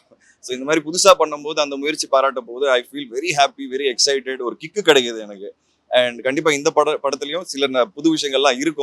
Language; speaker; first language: Tamil; native; Tamil